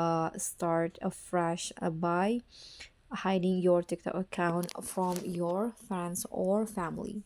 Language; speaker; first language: English; non-native, fluent; Indonesian